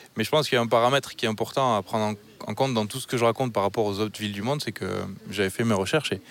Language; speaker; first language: French; native; French